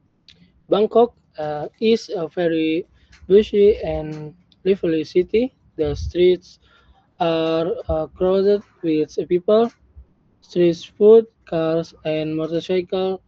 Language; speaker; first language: English; non-native, learner; Indonesian